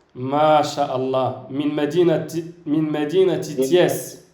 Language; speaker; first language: Arabic; non-native, fluent; French